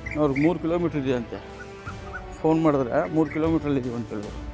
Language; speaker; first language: Kannada; native; Kannada